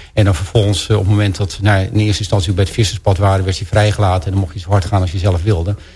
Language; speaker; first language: Dutch; native; Dutch